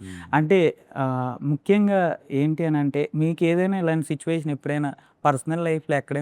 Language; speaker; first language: Telugu; native; Telugu